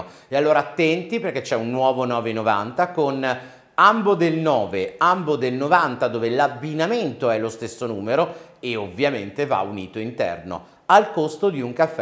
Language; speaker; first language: Italian; native; Italian